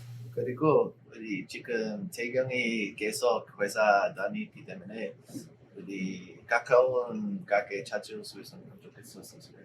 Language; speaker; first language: Korean; non-native, learner; English